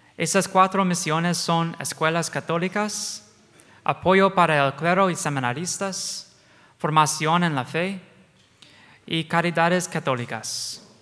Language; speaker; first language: Spanish; non-native, fluent; English